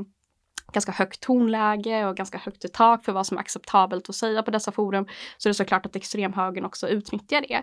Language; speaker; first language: Swedish; native; Swedish